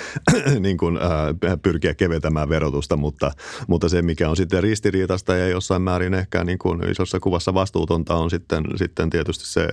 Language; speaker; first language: Finnish; native; Finnish